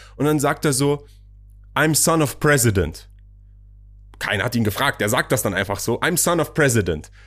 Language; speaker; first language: German; early bilingual, other home language; Persian